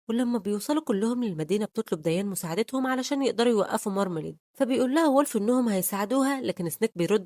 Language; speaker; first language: Arabic; native; Arabic